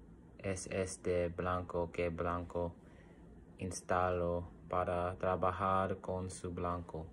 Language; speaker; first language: Spanish; non-native, learner; English